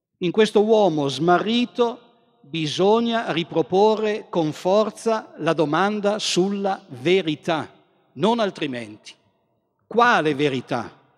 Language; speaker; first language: Italian; native; Italian